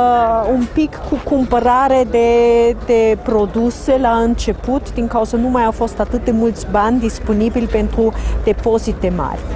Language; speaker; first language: Romanian; non-native, fluent; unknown